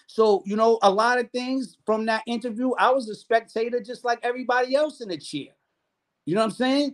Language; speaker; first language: English; native; English